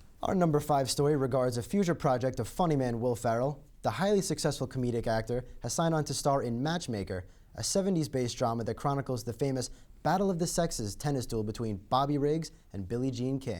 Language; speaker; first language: English; native; English